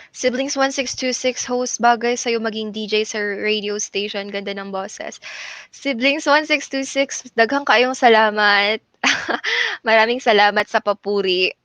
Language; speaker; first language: Filipino; non-native, local second language; Cebuano